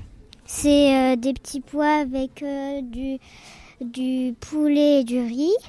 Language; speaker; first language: French; early bilingual, other home language; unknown